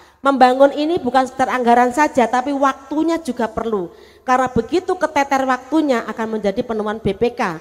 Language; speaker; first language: Indonesian; non-native, local second language; Javanese